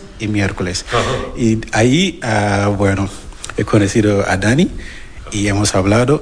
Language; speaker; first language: Spanish; non-native, learner; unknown